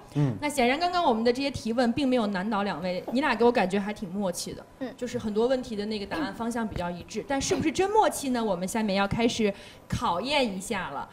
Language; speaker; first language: Chinese; native; Chinese